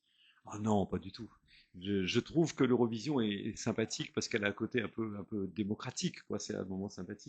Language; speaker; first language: French; native; French